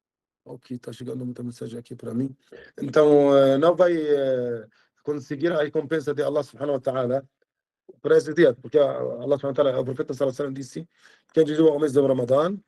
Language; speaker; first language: Portuguese; non-native, fluent; Arabic